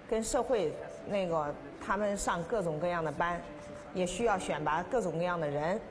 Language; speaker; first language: Chinese; native; Chinese